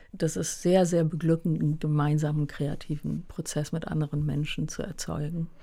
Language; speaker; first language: German; native; German